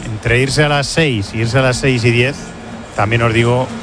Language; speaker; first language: Spanish; native; Spanish